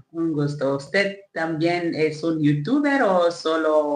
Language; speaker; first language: Spanish; non-native, learner; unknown